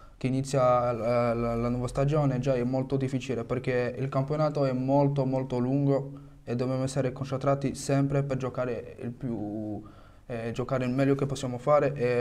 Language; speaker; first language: Italian; non-native, fluent; French